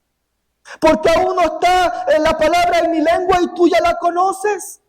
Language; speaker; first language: Spanish; native; Spanish